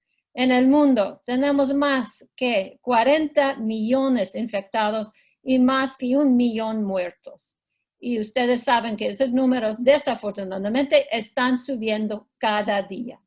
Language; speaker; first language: Spanish; non-native, fluent; English